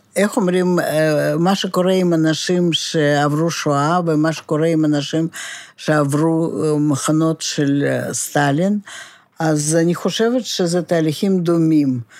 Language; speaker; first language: Hebrew; non-native, fluent; Russian